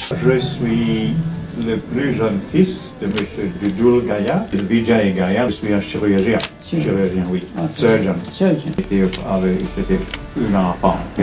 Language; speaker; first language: French; non-native, local second language; Morisyen